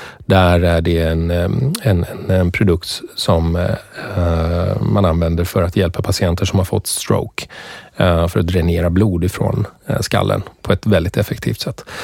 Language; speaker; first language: Swedish; early bilingual, other home language; Persian